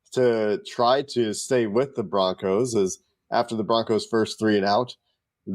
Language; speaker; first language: English; native; English